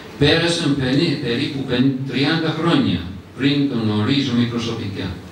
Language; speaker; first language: Greek; non-native, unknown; English